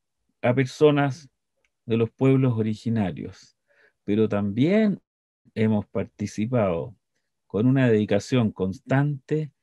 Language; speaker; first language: Spanish; native; Spanish